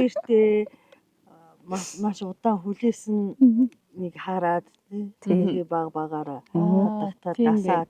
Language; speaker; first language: Mongolian; native; Mongolian